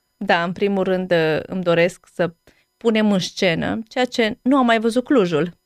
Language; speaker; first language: Romanian; native; Romanian